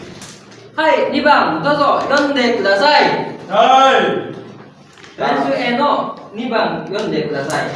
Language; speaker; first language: Japanese; non-native, fluent; Indonesian